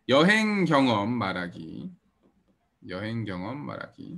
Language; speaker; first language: Korean; early bilingual, heritage; Korean